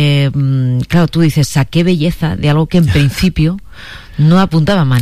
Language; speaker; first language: Spanish; native; Spanish